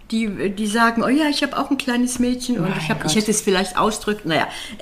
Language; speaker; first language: German; native; German